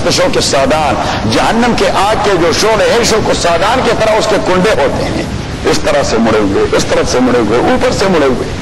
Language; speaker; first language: Urdu; non-native, local second language; Pashto